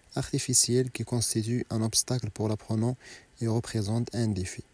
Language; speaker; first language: French; non-native, local second language; Arabic